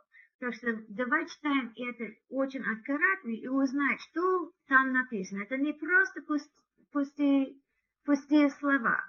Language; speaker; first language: Russian; non-native, learner; English